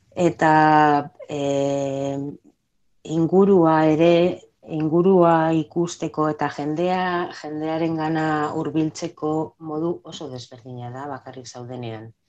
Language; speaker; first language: Basque; non-native, local second language; Spanish